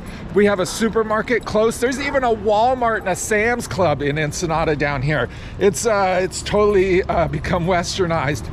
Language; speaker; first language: English; native; English